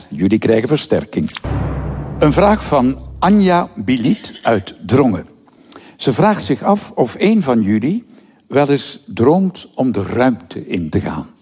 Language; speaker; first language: Dutch; native; Dutch